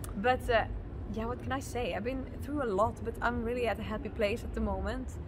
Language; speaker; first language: English; non-native, fluent; Finnish